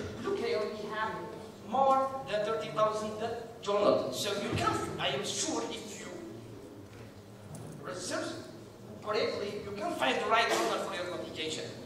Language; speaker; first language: English; non-native, fluent; Arabic